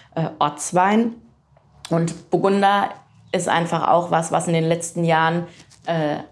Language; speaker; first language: German; native; German